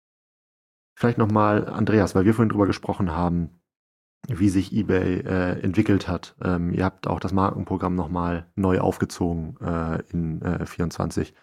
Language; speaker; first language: German; native; German